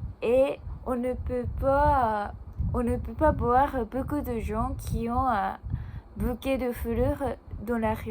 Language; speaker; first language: French; non-native, learner; Japanese